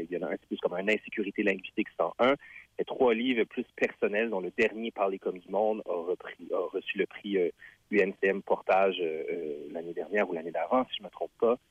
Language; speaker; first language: French; native; French